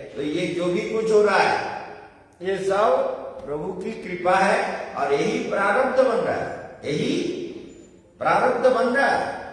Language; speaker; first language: Hindi; non-native, local second language; Bangla